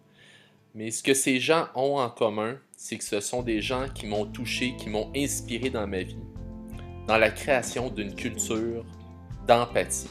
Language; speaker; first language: French; native; French